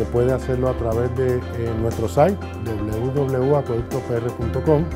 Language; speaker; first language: Spanish; native; Spanish